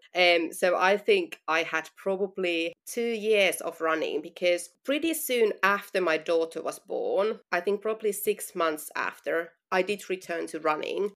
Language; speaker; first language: English; non-native, fluent; Finnish